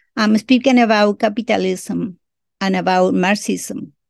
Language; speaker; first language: English; non-native, learner; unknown